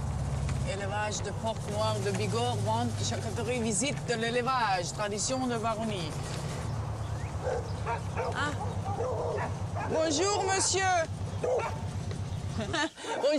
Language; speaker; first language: French; non-native, learner; German